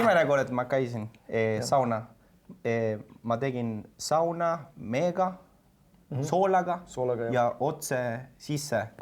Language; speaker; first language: Estonian; non-native, learner; Spanish